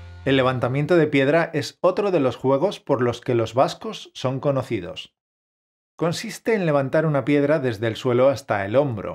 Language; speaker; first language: Spanish; native; Spanish